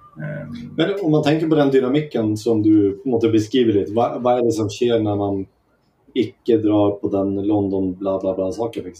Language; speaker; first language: Swedish; native; Swedish